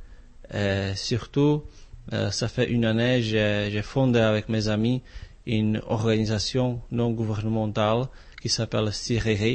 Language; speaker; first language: French; non-native, fluent; Czech